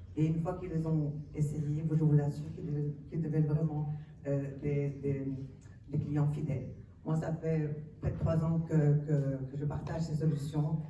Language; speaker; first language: French; early bilingual, other home language; Arabic